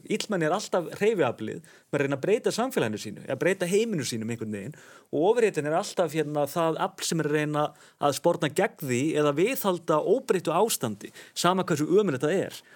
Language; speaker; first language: Icelandic; native; Icelandic